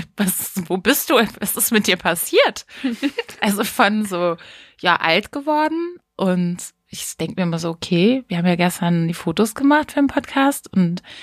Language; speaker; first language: German; native; German